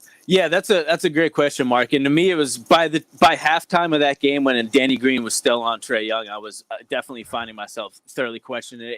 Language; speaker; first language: English; native; English